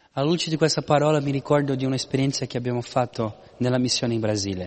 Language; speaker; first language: Italian; non-native, fluent; Portuguese